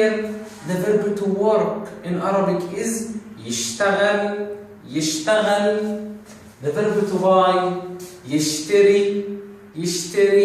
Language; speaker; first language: English; non-native, fluent; Arabic